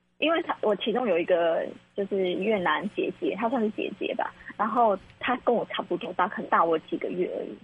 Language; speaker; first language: Chinese; native; Chinese